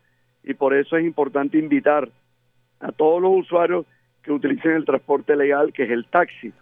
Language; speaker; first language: Spanish; native; Spanish